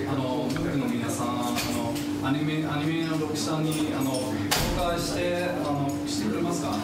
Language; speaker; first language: Japanese; non-native, fluent; German